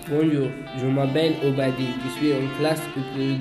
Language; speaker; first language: French; non-native, learner; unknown